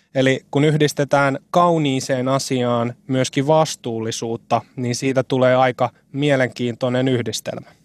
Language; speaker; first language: Finnish; native; Finnish